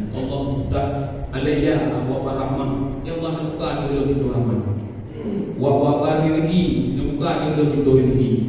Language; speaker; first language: Malay; non-native, local second language; Achinese